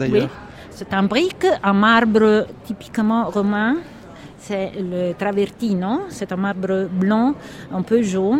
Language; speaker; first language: French; non-native, fluent; Italian